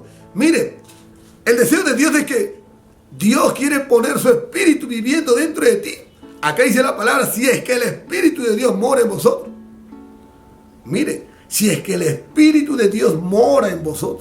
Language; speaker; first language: Spanish; native; Spanish